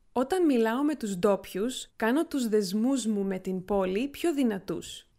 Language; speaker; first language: Greek; native; Greek